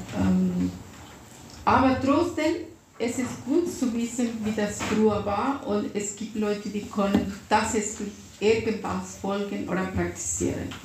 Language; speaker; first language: German; non-native, fluent; Russian